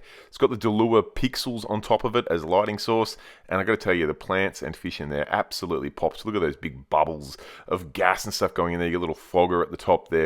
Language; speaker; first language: English; native; English